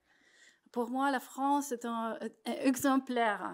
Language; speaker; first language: French; non-native, fluent; Polish